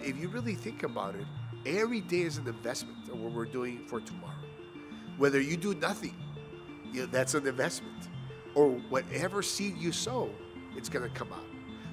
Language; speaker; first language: English; early bilingual, other home language; Spanish